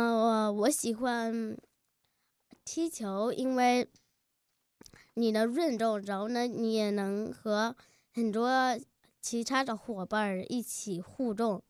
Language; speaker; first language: Chinese; early bilingual, heritage; Chinese